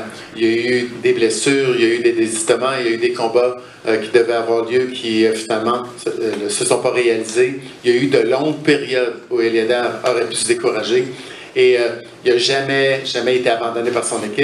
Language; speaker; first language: French; native; French